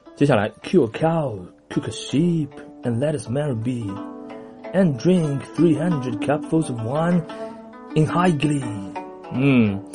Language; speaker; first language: English; non-native, fluent; Chinese